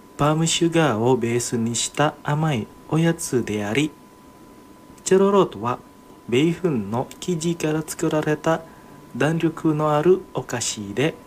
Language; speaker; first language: Japanese; non-native, fluent; Indonesian